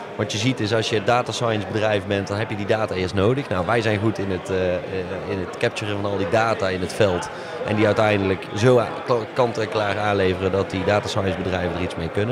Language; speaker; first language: Dutch; native; Dutch